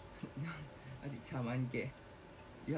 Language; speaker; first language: Korean; non-native, fluent; Thai